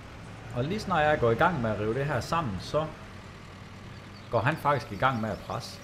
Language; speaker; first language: Danish; native; Danish